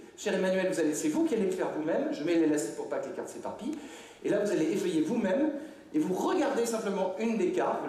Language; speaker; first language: French; native; French